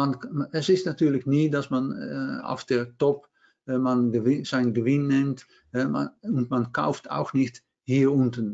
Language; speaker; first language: German; non-native, learner; Dutch